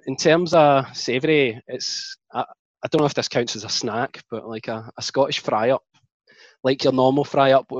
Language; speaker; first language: English; native; English